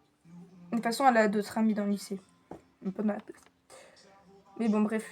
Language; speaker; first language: French; native; French